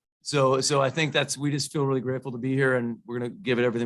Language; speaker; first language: English; native; English